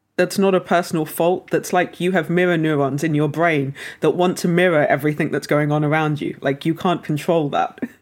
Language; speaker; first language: English; native; English